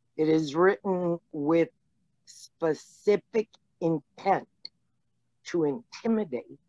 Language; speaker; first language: English; early bilingual, other home language; Spanish